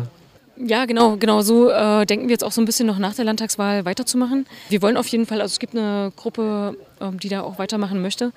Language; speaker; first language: German; native; German